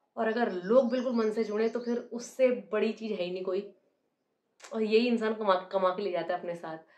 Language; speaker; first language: Hindi; native; Hindi